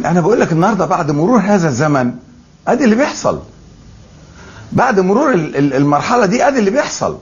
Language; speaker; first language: Arabic; native; Arabic